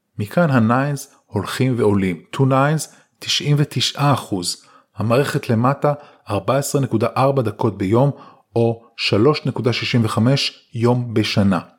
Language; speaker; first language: Hebrew; native; Hebrew